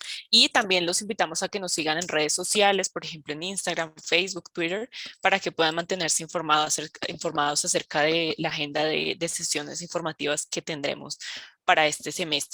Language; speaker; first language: Spanish; native; Spanish